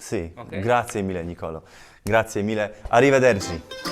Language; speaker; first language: Italian; non-native, learner; Polish